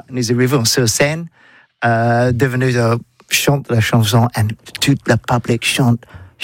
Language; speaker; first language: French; non-native, learner; English